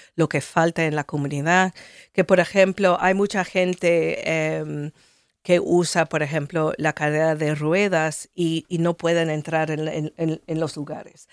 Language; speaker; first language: Spanish; non-native, fluent; English